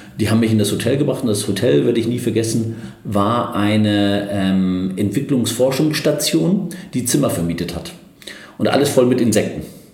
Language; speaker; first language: German; early bilingual, other home language; Turkish